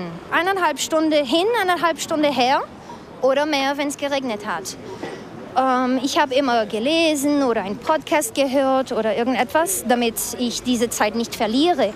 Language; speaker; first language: German; non-native, fluent; Portuguese